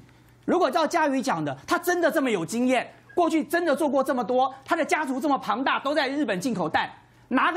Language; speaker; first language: Chinese; native; Chinese